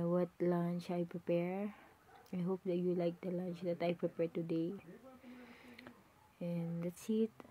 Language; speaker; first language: English; non-native, local second language; Filipino